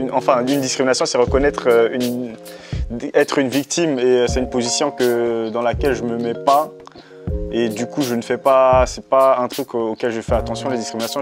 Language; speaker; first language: French; native; French